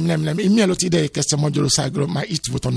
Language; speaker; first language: Hungarian; non-native, learner; Yoruba